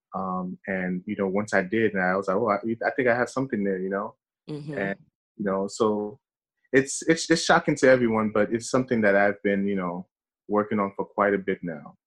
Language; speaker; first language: English; early bilingual, other home language; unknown